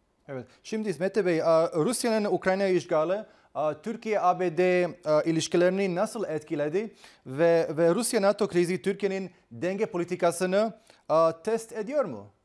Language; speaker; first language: Turkish; non-native, fluent; Bosnian